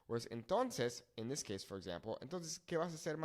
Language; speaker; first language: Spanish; non-native, fluent; English